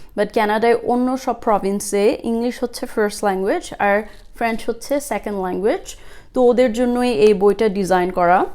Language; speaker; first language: Bangla; early bilingual, heritage; Bangla